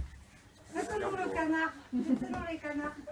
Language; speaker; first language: French; native; French